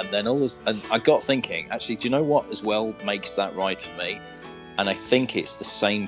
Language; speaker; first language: English; native; English